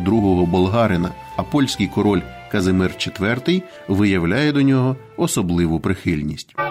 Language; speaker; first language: Ukrainian; native; Ukrainian